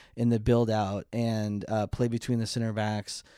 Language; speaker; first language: English; native; English